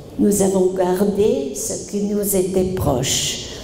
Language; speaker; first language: French; non-native, fluent; German